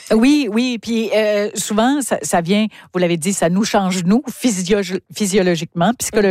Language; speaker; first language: French; native; French